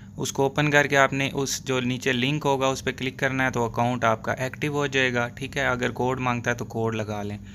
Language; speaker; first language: Urdu; non-native, local second language; Punjabi